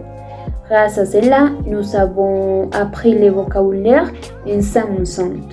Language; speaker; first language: French; non-native, fluent; Spanish